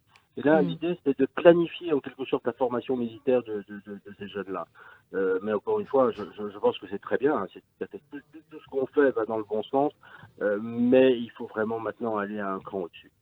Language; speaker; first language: French; native; French